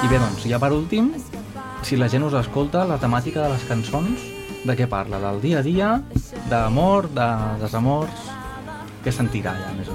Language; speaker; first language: Catalan; native; Catalan